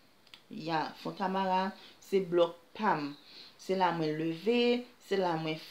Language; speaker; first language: French; non-native, learner; Haitian Creole